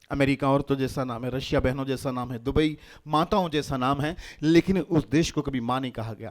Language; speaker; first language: Hindi; non-native, local second language; Gujarati